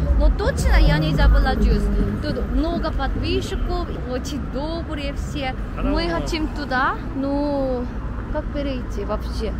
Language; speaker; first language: Russian; non-native, learner; Korean